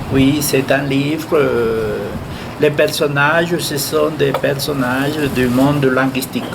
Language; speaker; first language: French; non-native, fluent; Spanish